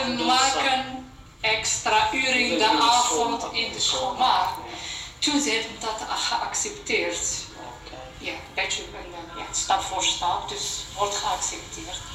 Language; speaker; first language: Dutch; non-native, learner; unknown